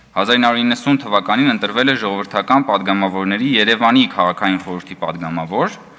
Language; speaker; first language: Armenian; native; Armenian